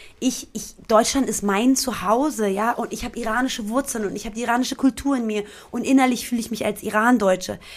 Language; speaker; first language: German; early bilingual, other home language; Persian